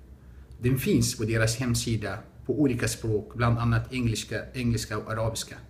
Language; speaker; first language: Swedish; non-native, fluent; Arabic